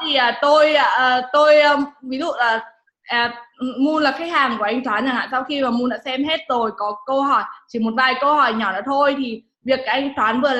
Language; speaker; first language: Vietnamese; non-native, fluent; English